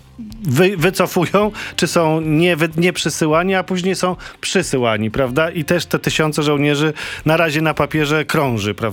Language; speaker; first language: Polish; native; Polish